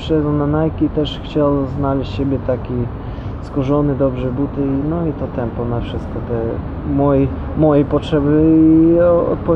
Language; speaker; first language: Polish; non-native, learner; Russian